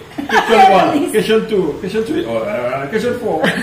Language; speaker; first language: English; non-native, learner; French